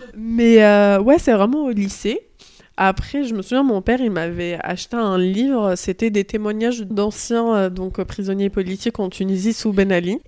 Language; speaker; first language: French; early bilingual, other home language; Arabic